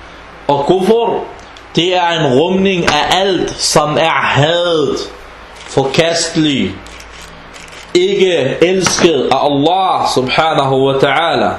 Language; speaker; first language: Danish; early bilingual, other home language; Arabic